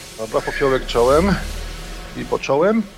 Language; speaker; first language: Polish; native; Polish